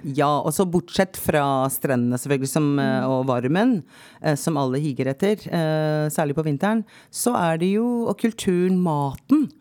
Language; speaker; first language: Norwegian; non-native, fluent; English